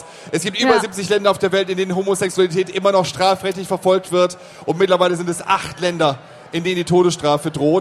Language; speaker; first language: German; native; German